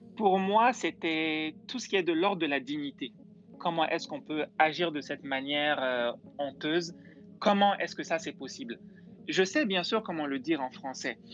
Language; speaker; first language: French; non-native, local second language; Bambara